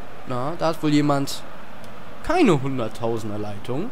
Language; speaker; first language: German; native; German